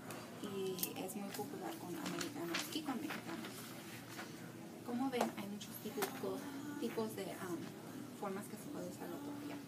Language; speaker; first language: Spanish; early bilingual, heritage; Spanish